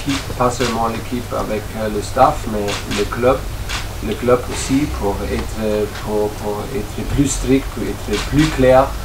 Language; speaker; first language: French; non-native, fluent; German